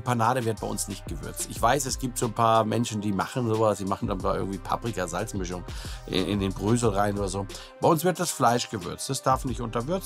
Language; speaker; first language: German; native; German